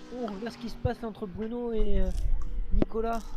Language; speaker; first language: French; native; French